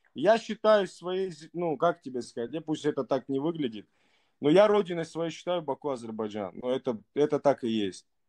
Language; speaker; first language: Russian; native; Russian